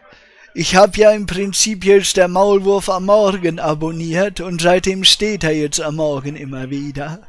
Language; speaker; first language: German; native; German